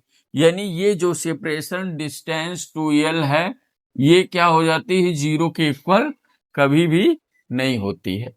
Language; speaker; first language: Hindi; native; Hindi